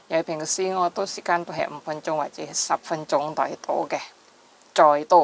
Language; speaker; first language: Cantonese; non-native, fluent; Indonesian